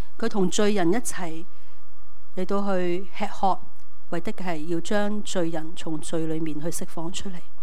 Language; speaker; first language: Chinese; native; Chinese